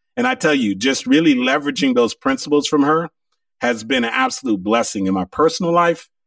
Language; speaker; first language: English; early bilingual, other home language; Haitian Creole